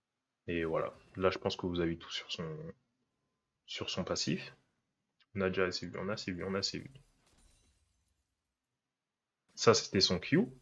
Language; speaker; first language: French; native; French